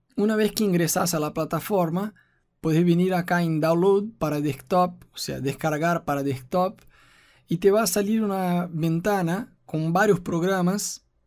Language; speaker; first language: Spanish; non-native, fluent; Portuguese